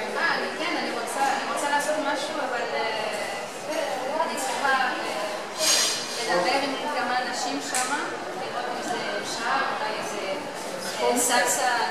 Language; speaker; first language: Hebrew; non-native, learner; French